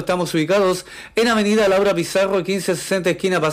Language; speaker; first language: Spanish; native; Spanish